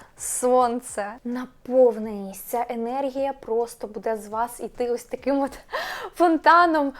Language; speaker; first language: Ukrainian; non-native, local second language; Russian